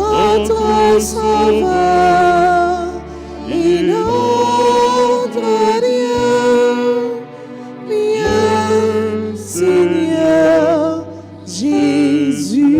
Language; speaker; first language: French; non-native, local second language; Haitian Creole